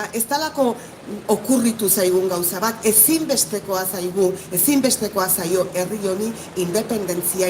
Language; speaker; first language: Basque; native; Basque